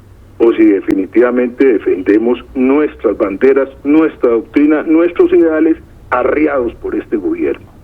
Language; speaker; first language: Spanish; native; Spanish